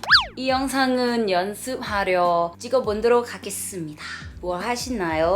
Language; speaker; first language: Korean; non-native, learner; Thai